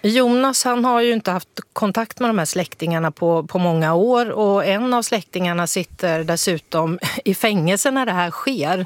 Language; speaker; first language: Swedish; native; Swedish